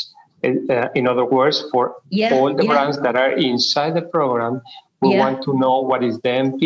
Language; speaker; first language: English; non-native, fluent; Spanish